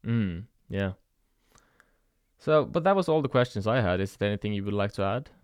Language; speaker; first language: English; non-native, fluent; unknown